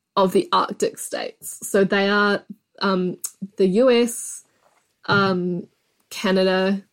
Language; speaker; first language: English; native; English